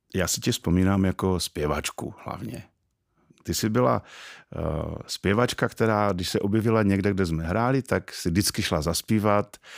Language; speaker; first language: Czech; native; Czech